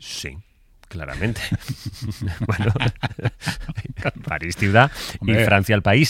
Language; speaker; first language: Spanish; native; Spanish